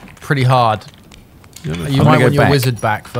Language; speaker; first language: English; native; English